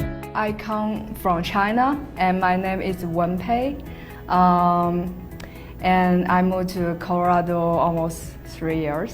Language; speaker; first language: English; non-native, learner; Chinese